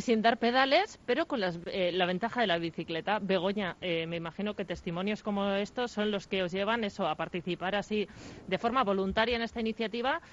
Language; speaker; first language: Spanish; native; Spanish